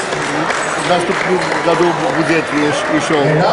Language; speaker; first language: Russian; non-native, learner; Polish